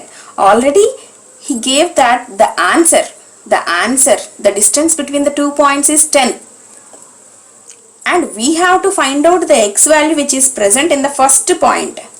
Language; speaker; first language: English; non-native, local second language; Telugu